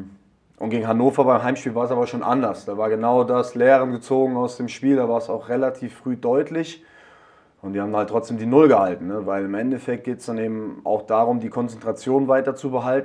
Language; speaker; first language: German; native; German